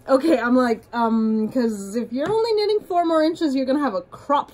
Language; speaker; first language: English; native; English